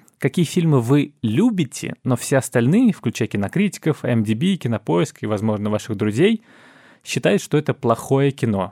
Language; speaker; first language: Russian; native; Russian